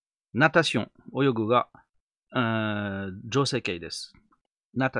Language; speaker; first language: Japanese; non-native, learner; French